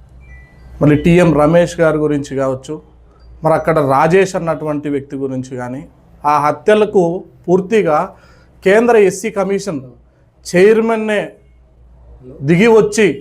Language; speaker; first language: Telugu; native; Telugu